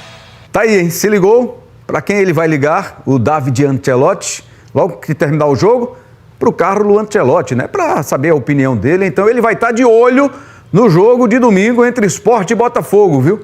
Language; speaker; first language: Portuguese; native; Portuguese